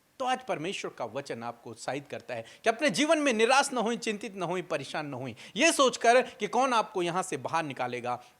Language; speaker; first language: Hindi; native; Hindi